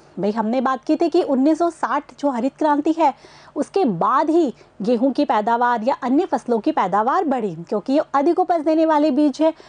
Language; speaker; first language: Hindi; native; Hindi